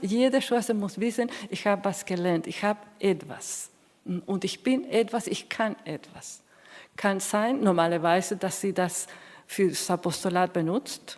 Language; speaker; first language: German; non-native, fluent; Spanish